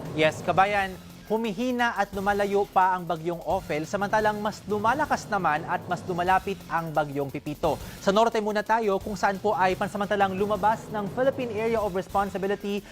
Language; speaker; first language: Filipino; non-native, local second language; Bikol